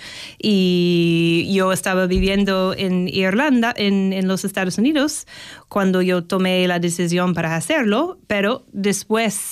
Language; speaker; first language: Spanish; non-native, fluent; English